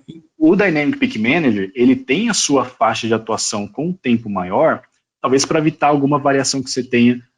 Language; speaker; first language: Portuguese; native; Portuguese